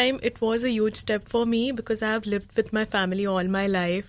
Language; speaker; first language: English; non-native, local second language; Marathi